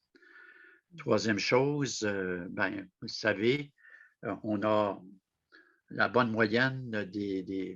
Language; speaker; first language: French; native; French